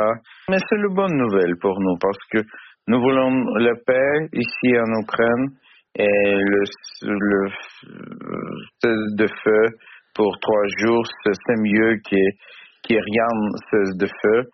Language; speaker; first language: French; non-native, learner; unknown